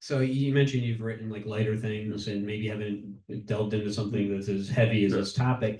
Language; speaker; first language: English; native; English